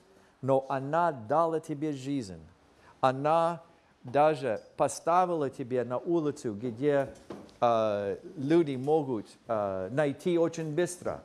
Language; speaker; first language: Russian; non-native, fluent; English